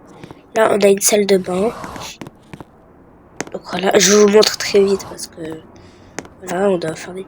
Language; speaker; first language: French; native; French